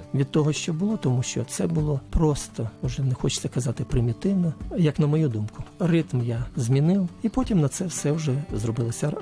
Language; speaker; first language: Ukrainian; native; Ukrainian